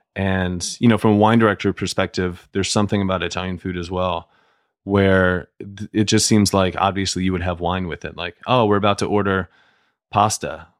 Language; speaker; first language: English; native; English